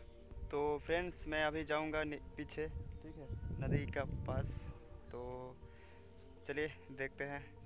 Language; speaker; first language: Hindi; non-native, local second language; Bangla